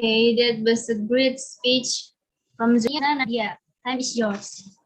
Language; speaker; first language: English; non-native, learner; Indonesian